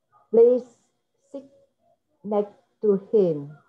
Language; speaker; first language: English; non-native, learner; Vietnamese